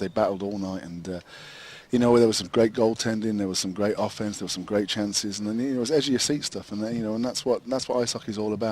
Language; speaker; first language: English; native; English